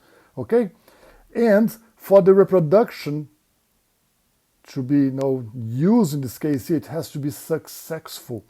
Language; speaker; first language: English; non-native, fluent; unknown